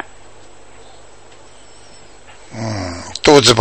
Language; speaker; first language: Chinese; native; Chinese